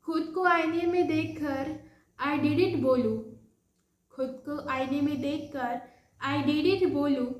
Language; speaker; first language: Hindi; non-native, local second language; Marathi